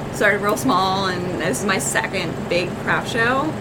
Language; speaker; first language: English; native; English